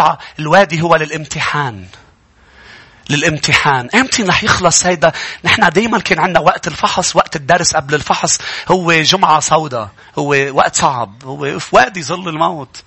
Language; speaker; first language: Arabic; native; Arabic